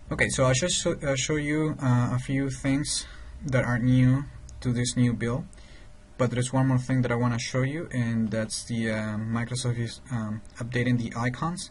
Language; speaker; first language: English; non-native, fluent; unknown